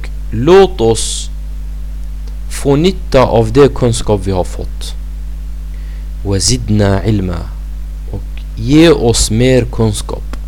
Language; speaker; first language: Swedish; non-native, fluent; Arabic